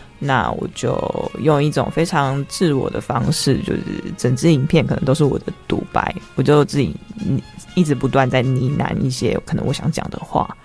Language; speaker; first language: Chinese; native; Chinese